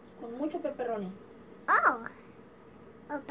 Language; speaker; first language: Spanish; early bilingual, heritage; Spanish